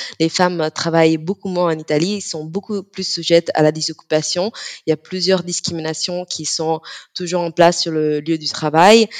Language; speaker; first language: French; non-native, fluent; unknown